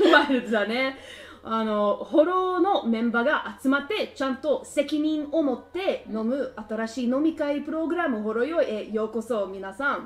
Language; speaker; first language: Japanese; non-native, learner; English